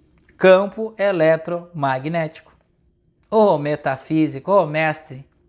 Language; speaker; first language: Portuguese; native; Portuguese